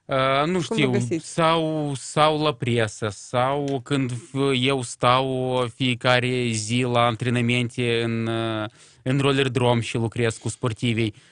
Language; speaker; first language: Romanian; non-native, local second language; Russian